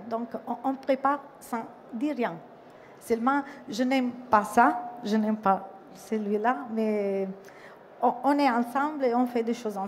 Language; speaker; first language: French; non-native, fluent; Italian